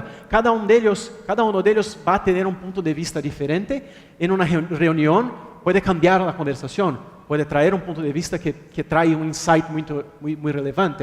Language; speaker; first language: Spanish; non-native, fluent; Portuguese